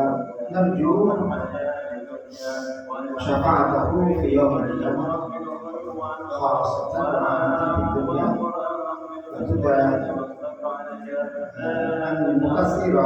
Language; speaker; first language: Arabic; non-native, fluent; Indonesian